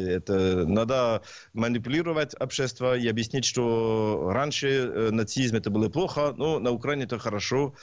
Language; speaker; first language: Russian; non-native, learner; French